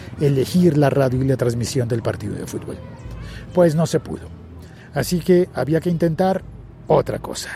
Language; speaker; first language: Spanish; native; Spanish